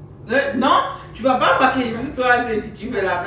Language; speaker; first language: French; non-native, learner; Haitian Creole